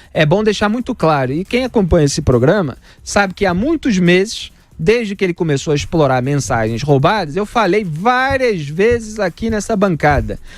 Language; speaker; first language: Portuguese; native; Portuguese